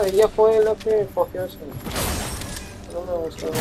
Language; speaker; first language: Spanish; early bilingual, heritage; Spanish